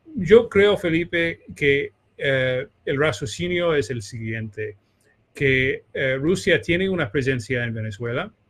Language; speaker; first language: Spanish; non-native, fluent; English